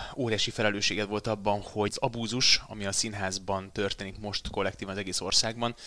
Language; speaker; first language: Hungarian; native; Hungarian